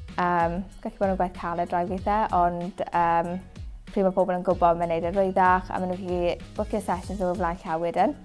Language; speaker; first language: Welsh; native; Welsh